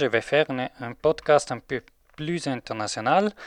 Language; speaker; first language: French; non-native, local second language; German